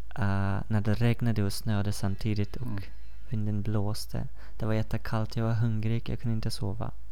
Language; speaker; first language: Swedish; non-native, fluent; Persian